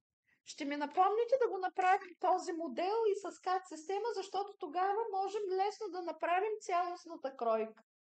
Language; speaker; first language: Bulgarian; native; Bulgarian